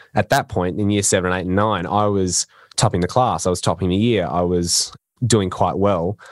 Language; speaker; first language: English; native; English